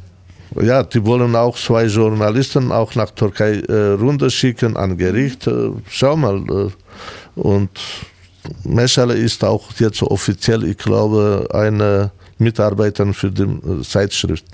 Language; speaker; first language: German; non-native, learner; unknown